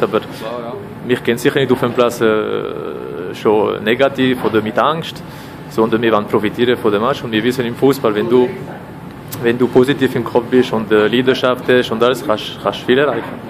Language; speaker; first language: German; non-native, local second language; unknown